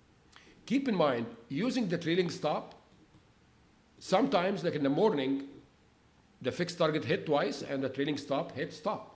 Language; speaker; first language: English; non-native, fluent; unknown